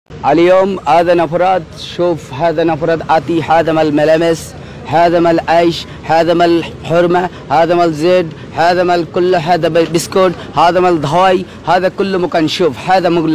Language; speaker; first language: Arabic; non-native, learner; Bangla